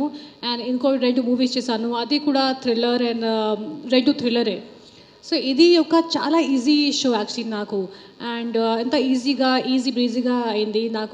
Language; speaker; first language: Telugu; non-native, local second language; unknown